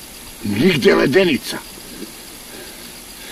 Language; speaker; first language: Serbian; native; Serbian